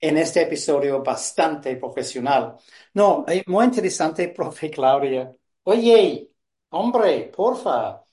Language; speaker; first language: Spanish; non-native, fluent; English